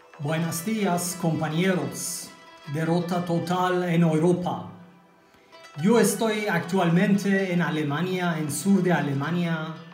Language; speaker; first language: Spanish; non-native, fluent; German